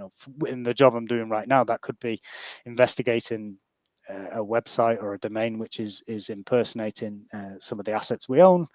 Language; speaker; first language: English; native; English